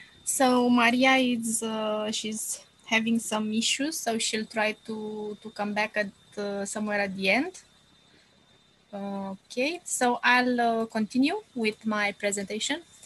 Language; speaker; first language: English; non-native, fluent; Romanian